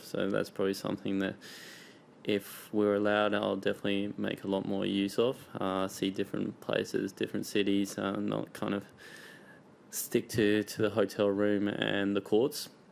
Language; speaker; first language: English; early bilingual, other home language; Spanish